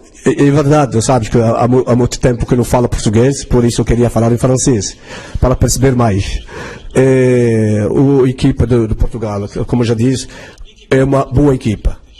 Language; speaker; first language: Portuguese; non-native, fluent; Arabic